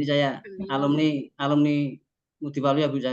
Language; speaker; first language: Indonesian; native; Indonesian